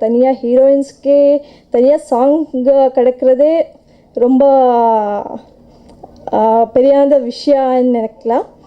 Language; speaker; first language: Tamil; non-native, learner; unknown